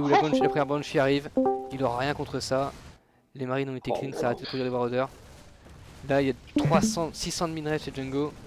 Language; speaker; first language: French; native; French